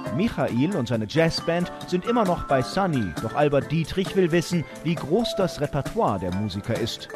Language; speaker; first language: German; native; German